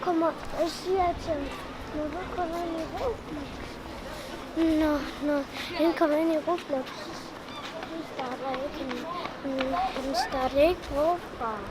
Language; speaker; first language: Danish; non-native, local second language; Kalaallisut